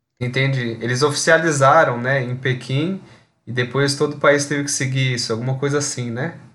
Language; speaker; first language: Portuguese; native; Portuguese